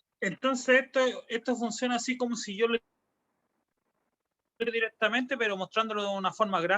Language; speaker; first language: Spanish; native; Spanish